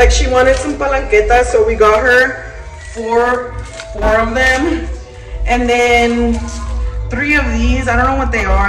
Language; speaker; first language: English; early bilingual, other home language; Spanish